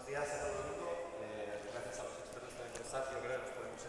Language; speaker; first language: Spanish; native; Spanish